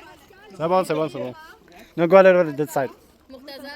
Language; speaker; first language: French; non-native, learner; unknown